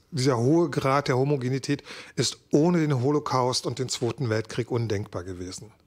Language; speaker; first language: German; native; German